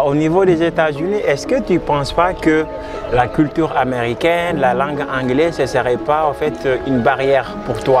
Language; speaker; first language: French; non-native, local second language; Wolof